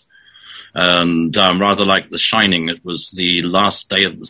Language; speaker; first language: English; native; English